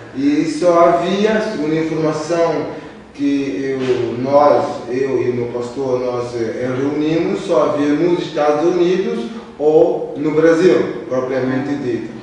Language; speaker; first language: Portuguese; native; Portuguese